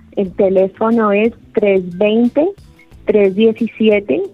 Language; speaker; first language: Spanish; non-native, fluent; English